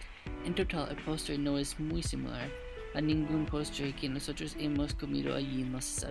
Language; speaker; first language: Spanish; non-native, learner; English